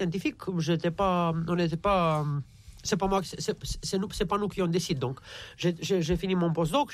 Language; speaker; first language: French; non-native, fluent; Romanian